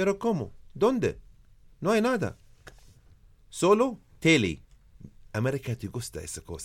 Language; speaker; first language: Spanish; non-native, learner; Arabic